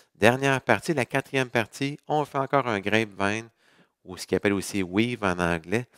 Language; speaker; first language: French; native; French